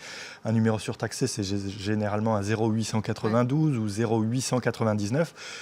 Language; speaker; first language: French; native; French